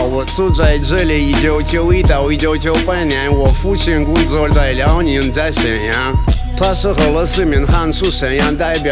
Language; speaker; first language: Chinese; non-native, learner; Russian